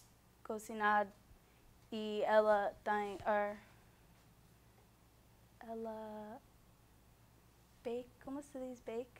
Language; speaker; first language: Portuguese; non-native, learner; English